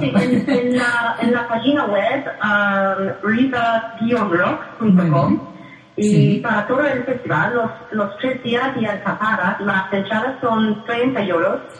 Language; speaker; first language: Spanish; non-native, fluent; English